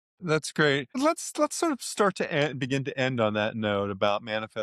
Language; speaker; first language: English; native; English